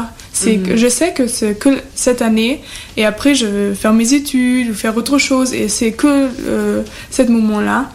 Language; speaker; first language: French; non-native, fluent; German